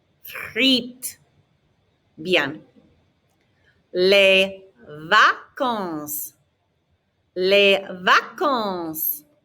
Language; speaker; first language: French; non-native, fluent; English